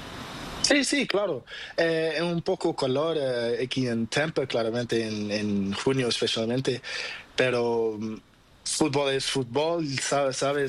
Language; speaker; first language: Spanish; non-native, learner; Portuguese